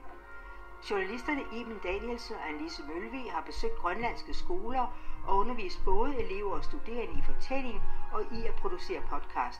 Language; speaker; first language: Danish; native; Danish